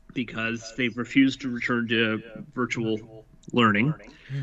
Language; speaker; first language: English; native; English